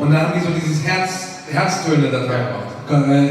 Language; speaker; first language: German; native; German